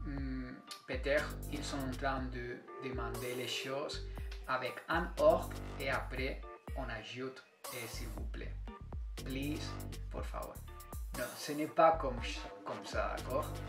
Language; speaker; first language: French; non-native, fluent; Spanish